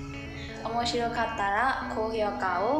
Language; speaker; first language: Japanese; non-native, fluent; Burmese